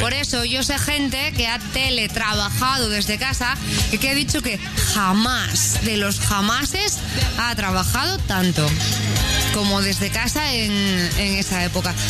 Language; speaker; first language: Spanish; native; Spanish